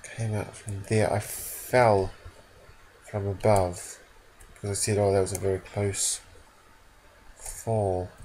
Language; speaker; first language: English; native; English